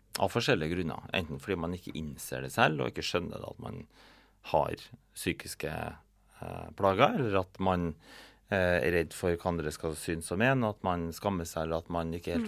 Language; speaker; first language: Norwegian; native; Norwegian